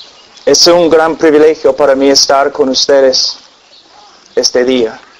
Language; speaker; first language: Spanish; non-native, fluent; English